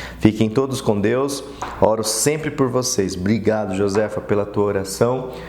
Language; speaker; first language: Portuguese; native; Portuguese